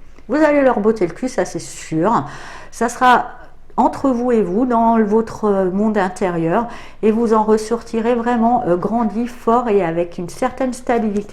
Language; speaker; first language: French; native; French